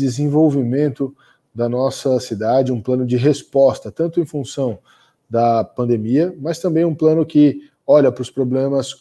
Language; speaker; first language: Portuguese; native; Portuguese